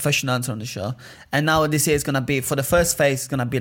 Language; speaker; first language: English; non-native, fluent; Italian